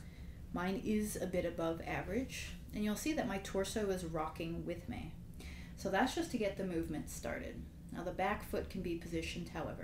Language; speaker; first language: English; native; English